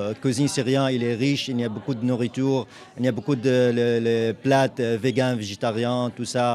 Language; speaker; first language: French; non-native, learner; Arabic